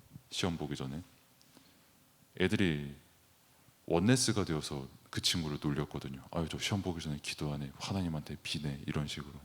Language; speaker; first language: Korean; native; Korean